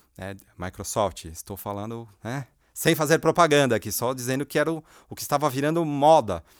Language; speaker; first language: Portuguese; native; Portuguese